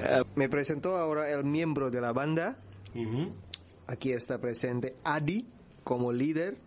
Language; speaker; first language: Spanish; non-native, learner; Indonesian